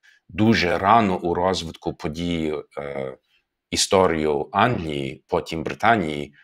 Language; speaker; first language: Ukrainian; non-native, fluent; English